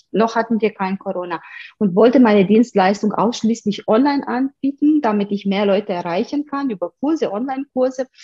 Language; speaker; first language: German; non-native, fluent; Romanian